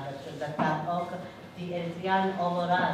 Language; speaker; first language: Dutch; non-native, learner; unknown